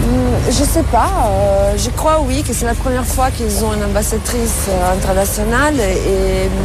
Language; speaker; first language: French; non-native, fluent; Italian